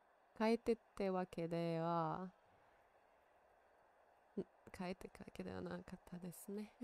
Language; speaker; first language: Japanese; non-native, learner; Russian